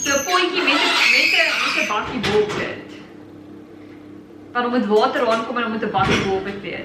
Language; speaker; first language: Afrikaans; non-native, learner; Dutch